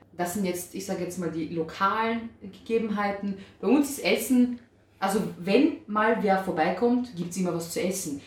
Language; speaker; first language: German; early bilingual, other home language; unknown